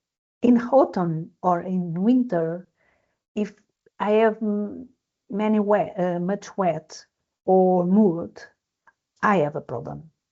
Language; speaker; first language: English; non-native, learner; Portuguese